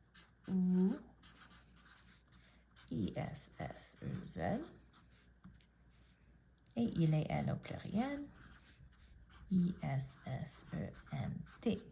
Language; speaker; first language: French; non-native, fluent; English